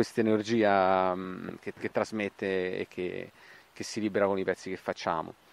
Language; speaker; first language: Italian; native; Italian